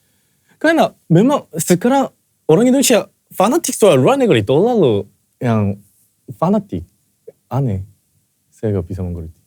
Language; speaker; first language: Indonesian; non-native, learner; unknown